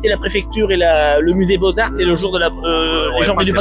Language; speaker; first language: French; native; French